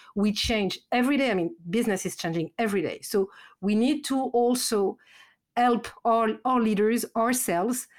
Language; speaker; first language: English; non-native, fluent; French